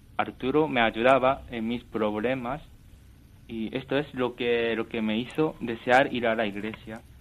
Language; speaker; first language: Spanish; non-native, fluent; Japanese